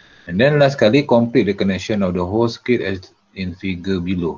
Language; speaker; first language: English; non-native, local second language; Malay